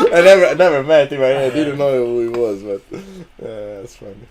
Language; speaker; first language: English; non-native, fluent; Italian